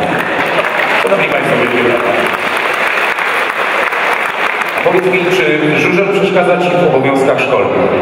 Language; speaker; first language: Polish; native; Polish